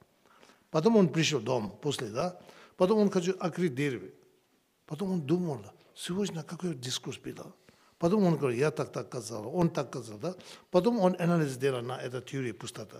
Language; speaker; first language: Russian; non-native, learner; Tibetan